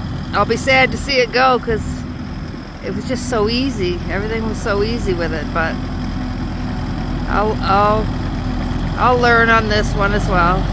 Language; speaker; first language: English; native; English